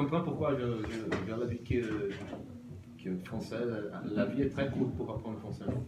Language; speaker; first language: French; non-native, learner; Portuguese